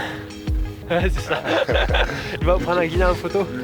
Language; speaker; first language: French; native; French